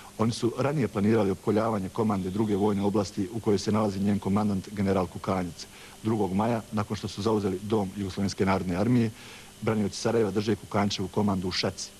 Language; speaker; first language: Bosnian; native; Bosnian